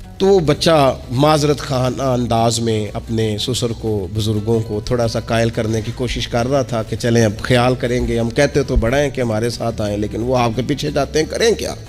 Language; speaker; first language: Urdu; non-native, local second language; Punjabi